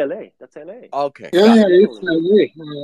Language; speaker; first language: English; non-native, learner; Japanese